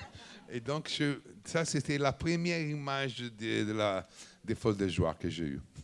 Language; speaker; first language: French; non-native, learner; Italian